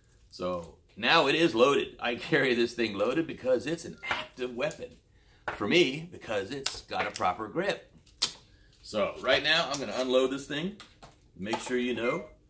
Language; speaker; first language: English; native; English